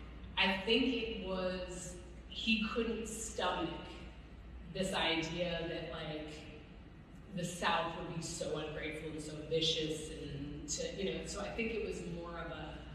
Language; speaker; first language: English; native; English